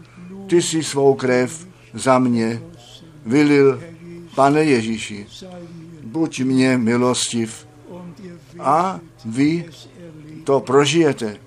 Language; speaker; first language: Czech; non-native, fluent; German